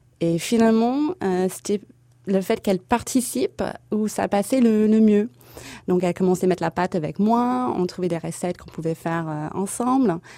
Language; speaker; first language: French; non-native, fluent; English